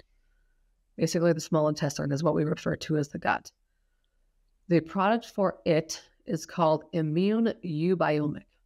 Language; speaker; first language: English; native; English